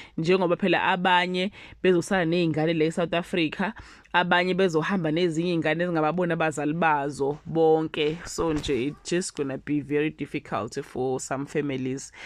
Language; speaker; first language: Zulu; native; Zulu